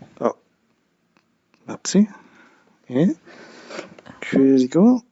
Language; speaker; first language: Korean; non-native, learner; English